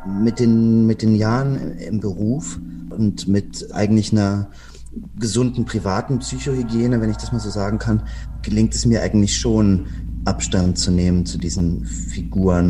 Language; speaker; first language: German; native; German